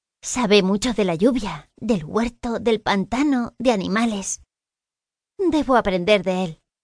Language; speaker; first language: Spanish; native; Spanish